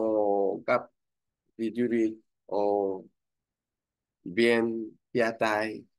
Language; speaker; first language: Vietnamese; non-native, learner; Korean